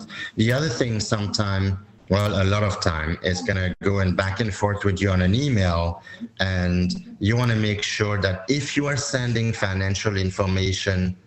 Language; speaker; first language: English; non-native, fluent; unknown